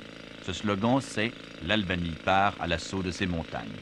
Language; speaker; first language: French; native; French